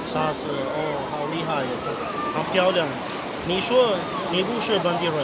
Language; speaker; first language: Chinese; non-native, learner; Central Kurdish